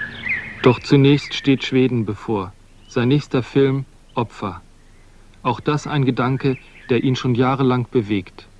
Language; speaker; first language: German; native; German